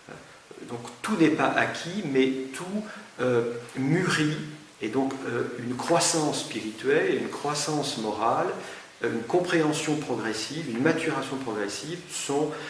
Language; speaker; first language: French; native; French